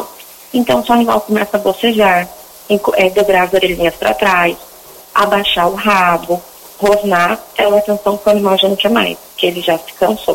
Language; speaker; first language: Portuguese; native; Portuguese